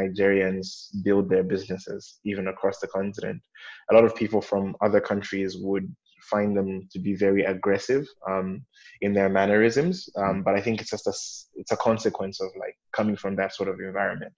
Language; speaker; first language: English; non-native, local second language; Nyanja